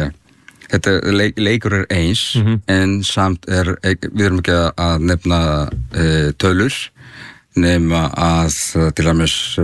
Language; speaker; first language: Icelandic; non-native, learner; Spanish